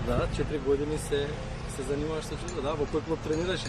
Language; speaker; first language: Macedonian; native; Macedonian